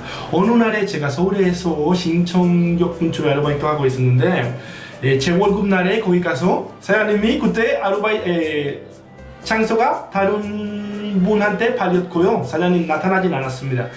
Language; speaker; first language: Korean; non-native, fluent; Spanish